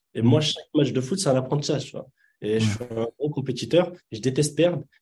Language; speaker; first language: French; early bilingual, other home language; Arabic